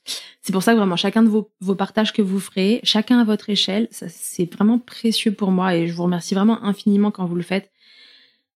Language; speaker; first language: French; native; French